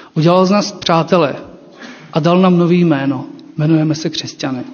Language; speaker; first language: Czech; non-native, fluent; Ukrainian